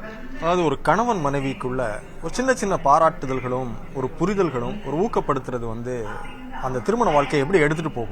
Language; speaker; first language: Tamil; native; Tamil